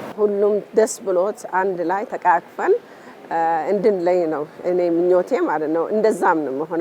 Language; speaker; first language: Amharic; non-native, local second language; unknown